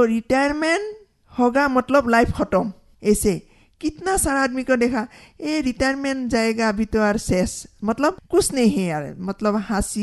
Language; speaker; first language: Hindi; non-native, local second language; Assamese